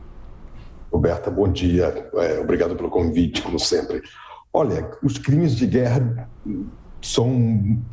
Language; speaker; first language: Portuguese; non-native, fluent; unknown